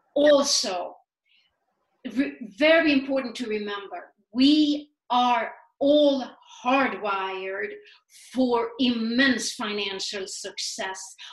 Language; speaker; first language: English; non-native, fluent; Swedish